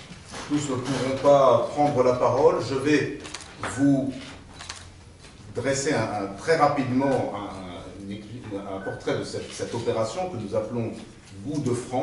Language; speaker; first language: French; native; French